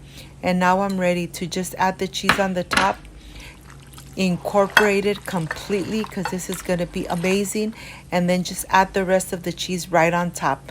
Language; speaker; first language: English; non-native, fluent; Spanish